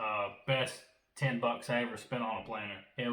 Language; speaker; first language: English; native; English